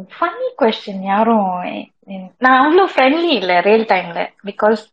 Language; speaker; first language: Tamil; early bilingual, heritage; Tamil